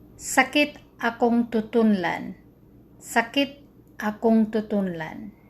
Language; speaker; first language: Cebuano; non-native, local second language; Filipino